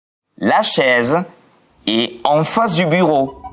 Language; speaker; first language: French; non-native, fluent; Spanish